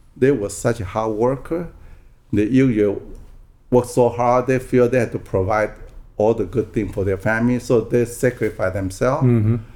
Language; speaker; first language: English; non-native, fluent; Min Nan Chinese